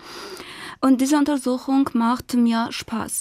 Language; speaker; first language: German; non-native, fluent; Armenian